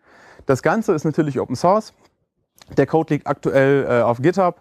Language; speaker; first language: German; native; German